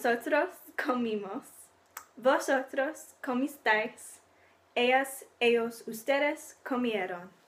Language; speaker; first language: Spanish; non-native, learner; English